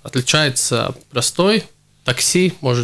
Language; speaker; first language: Russian; non-native, local second language; Latvian